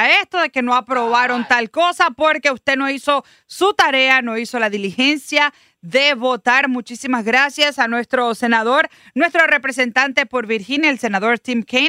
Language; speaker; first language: Spanish; native; Spanish